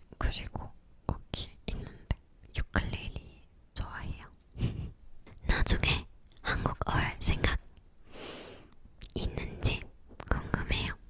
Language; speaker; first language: Korean; non-native, learner; English